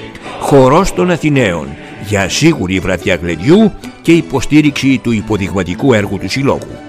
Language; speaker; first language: Greek; native; Greek